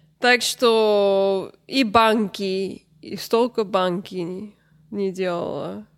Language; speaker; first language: Russian; non-native, learner; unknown